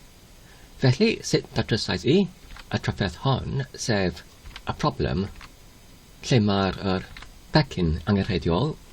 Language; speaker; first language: Welsh; non-native, learner; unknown